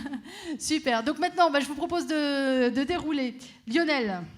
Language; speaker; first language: French; native; French